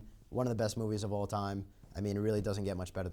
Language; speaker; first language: English; native; English